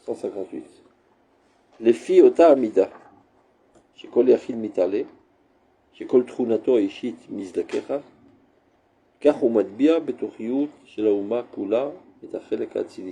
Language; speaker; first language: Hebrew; non-native, fluent; French